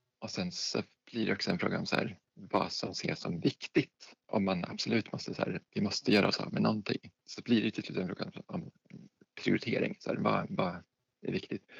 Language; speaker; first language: Swedish; native; Swedish